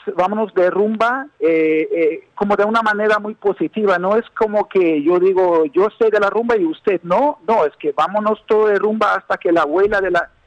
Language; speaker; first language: Spanish; non-native, fluent; German